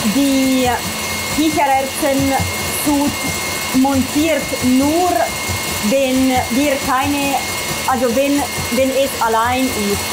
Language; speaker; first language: German; non-native, fluent; Italian